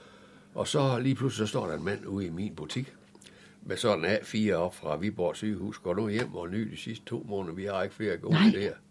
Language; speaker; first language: Danish; native; Danish